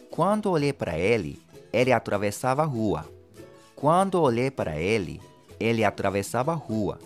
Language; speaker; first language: Portuguese; non-native, fluent; Japanese